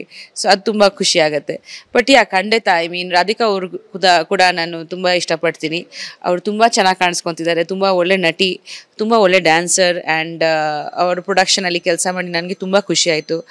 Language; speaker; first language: Kannada; non-native, fluent; Bangla